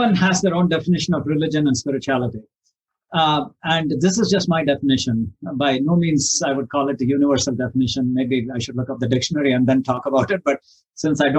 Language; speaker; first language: English; non-native, local second language; Kannada